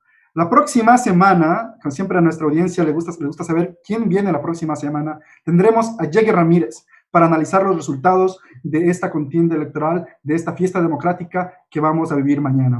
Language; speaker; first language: Spanish; native; Spanish